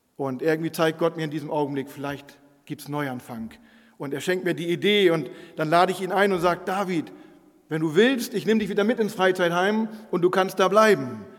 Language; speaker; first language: German; non-native, local second language; Low German